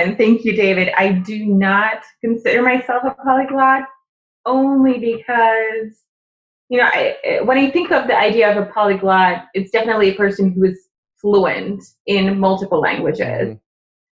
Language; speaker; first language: English; non-native, fluent; Czech